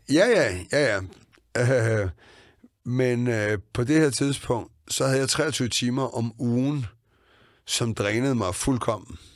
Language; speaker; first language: Danish; native; Danish